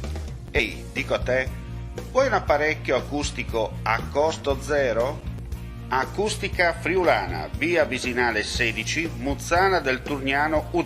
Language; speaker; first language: Italian; native; Italian